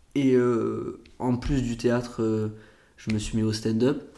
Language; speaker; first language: French; early bilingual, other home language; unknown